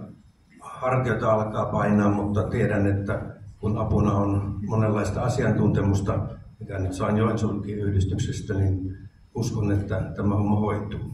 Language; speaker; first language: Finnish; native; Finnish